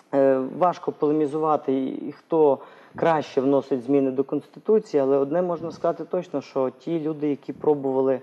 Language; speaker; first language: Ukrainian; native; Ukrainian